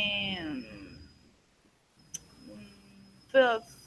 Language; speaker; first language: English; non-native, learner; Spanish